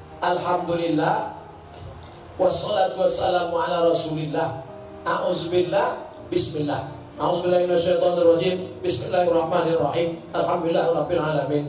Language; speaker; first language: Indonesian; native; Indonesian